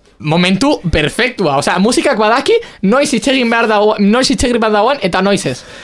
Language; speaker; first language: Basque; native; Basque